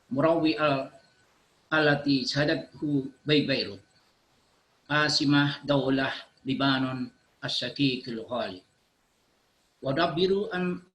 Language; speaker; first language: Arabic; non-native, fluent; Indonesian